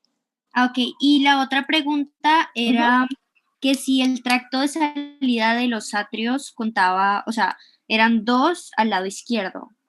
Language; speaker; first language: Spanish; native; Spanish